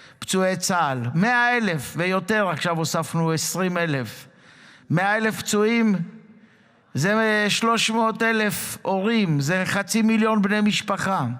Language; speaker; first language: Hebrew; native; Hebrew